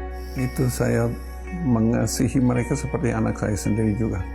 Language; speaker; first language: Indonesian; non-native, fluent; English